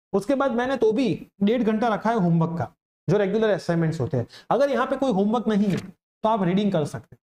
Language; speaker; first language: Hindi; non-native, local second language; Gujarati